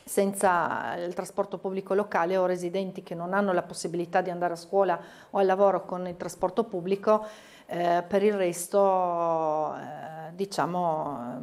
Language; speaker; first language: Italian; native; Italian